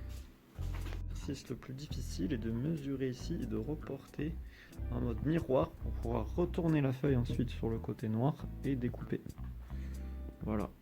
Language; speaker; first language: French; native; French